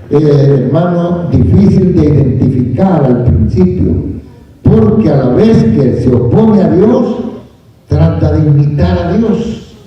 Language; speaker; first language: Spanish; native; Spanish